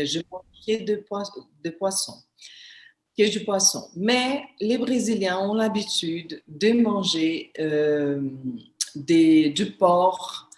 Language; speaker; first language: French; non-native, fluent; Portuguese